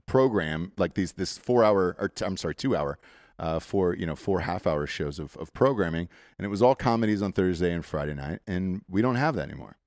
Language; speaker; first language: English; native; English